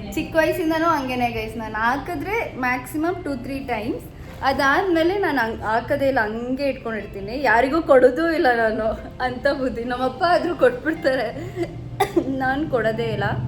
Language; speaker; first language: Kannada; native; Kannada